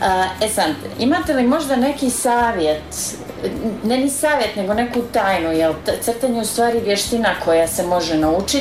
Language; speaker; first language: Croatian; native; Croatian